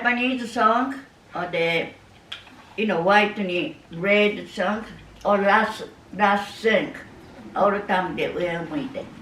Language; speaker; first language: English; non-native, learner; Japanese